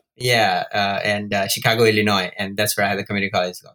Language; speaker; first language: English; non-native, local second language; Gujarati